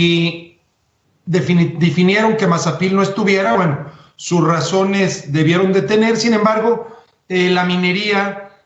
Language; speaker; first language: Spanish; native; Spanish